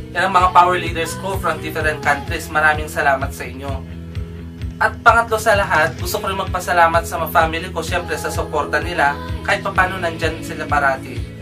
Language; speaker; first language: Filipino; non-native, local second language; Iloko